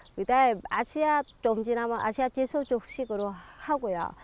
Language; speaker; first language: Korean; non-native, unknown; Vietnamese